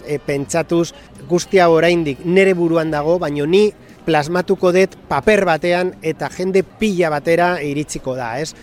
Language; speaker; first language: Basque; native; Basque